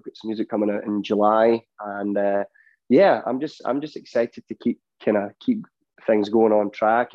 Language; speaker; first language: English; native; English